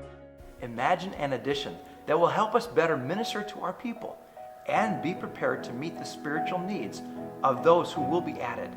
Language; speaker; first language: English; native; English